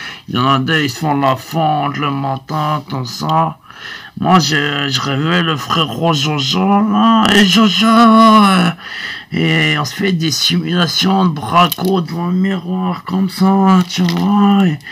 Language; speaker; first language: French; native; French